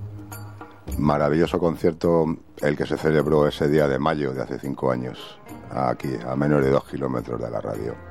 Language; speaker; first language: Spanish; native; Spanish